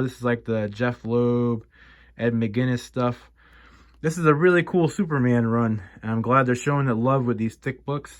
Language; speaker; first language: English; native; English